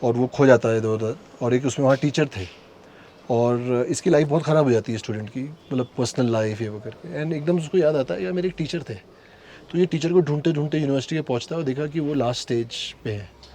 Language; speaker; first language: Hindi; native; Hindi